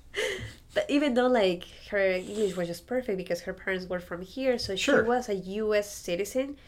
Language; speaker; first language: English; non-native, fluent; Spanish